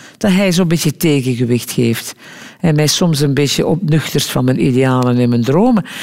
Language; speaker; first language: Dutch; native; Dutch